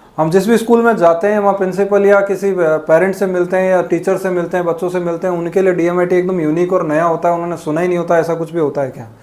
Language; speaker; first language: Hindi; native; Hindi